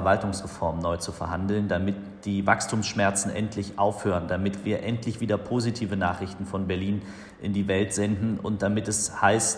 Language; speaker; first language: German; native; German